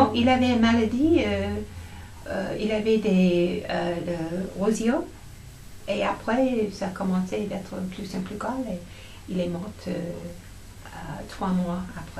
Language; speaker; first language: French; non-native, fluent; English